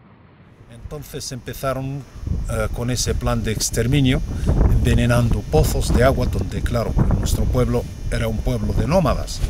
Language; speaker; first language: Spanish; non-native, local second language; Arabic